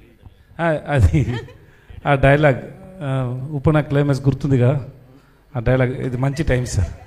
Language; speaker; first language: Telugu; non-native, learner; Tamil